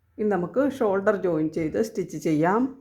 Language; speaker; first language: Malayalam; native; Malayalam